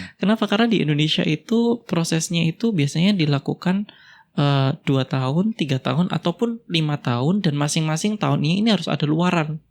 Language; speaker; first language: Indonesian; native; Indonesian